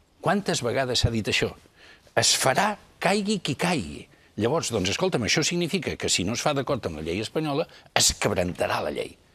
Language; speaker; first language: Catalan; native; Catalan